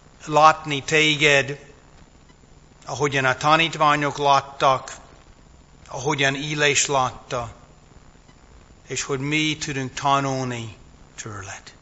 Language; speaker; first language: Hungarian; non-native, fluent; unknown